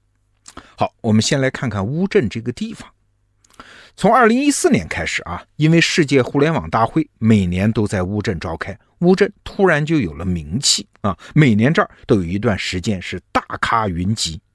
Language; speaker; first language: Chinese; native; Chinese